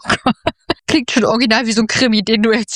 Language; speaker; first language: German; native; German